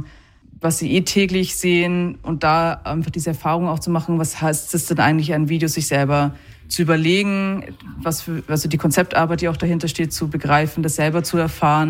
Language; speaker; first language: German; native; German